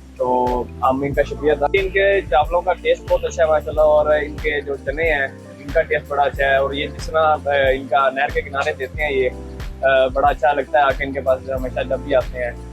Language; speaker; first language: Urdu; non-native, local second language; Punjabi